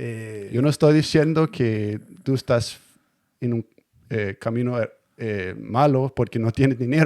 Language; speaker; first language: Spanish; non-native, learner; Danish